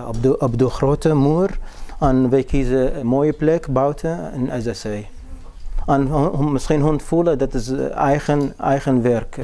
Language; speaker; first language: Dutch; non-native, learner; Arabic